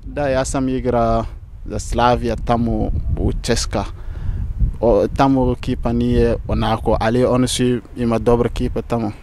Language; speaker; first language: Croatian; non-native, learner; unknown